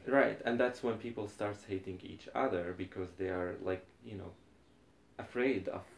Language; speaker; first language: English; non-native, fluent; Arabic